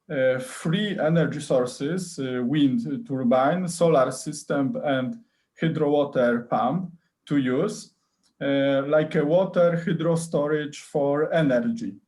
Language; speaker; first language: English; non-native, learner; Polish